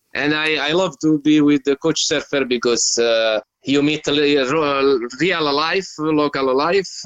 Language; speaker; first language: English; non-native, learner; Italian